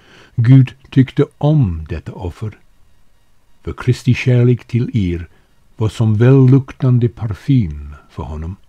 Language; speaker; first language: Swedish; non-native, fluent; English